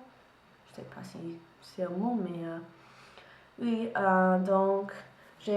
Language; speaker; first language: French; non-native, learner; English